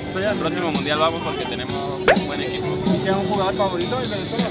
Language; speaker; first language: Spanish; non-native, fluent; French